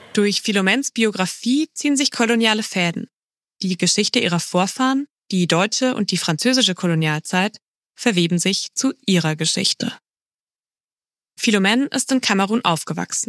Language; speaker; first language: German; native; German